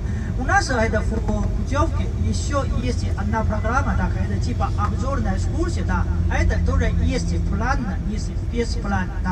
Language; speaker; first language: Russian; non-native, learner; Chinese